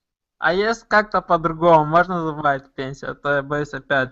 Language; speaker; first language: Russian; non-native, local second language; Romanian